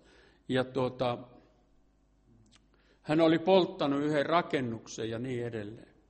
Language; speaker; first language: Finnish; native; Finnish